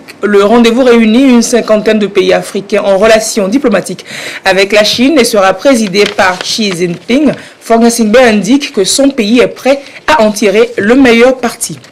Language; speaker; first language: French; native; French